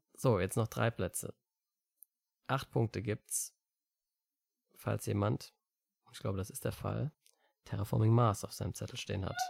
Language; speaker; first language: German; native; German